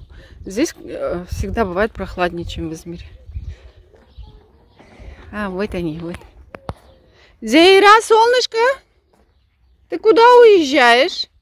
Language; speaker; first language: Russian; native; Russian